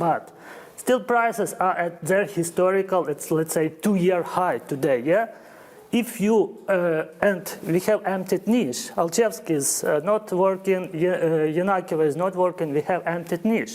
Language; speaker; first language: English; non-native, fluent; Ukrainian